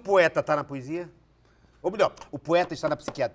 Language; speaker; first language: Portuguese; native; Portuguese